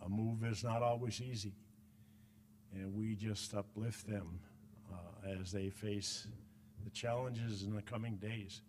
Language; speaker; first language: English; native; English